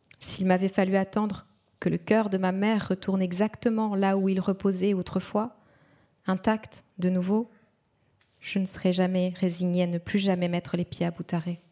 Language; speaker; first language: French; non-native, local second language; Kinyarwanda